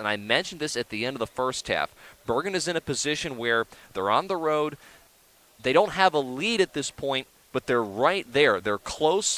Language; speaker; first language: English; native; English